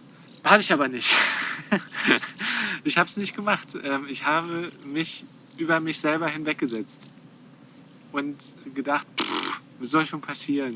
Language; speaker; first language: German; native; German